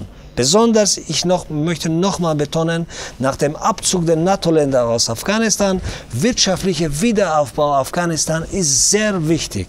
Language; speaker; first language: German; non-native, learner; Tajik